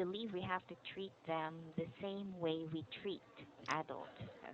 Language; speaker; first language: English; non-native, fluent; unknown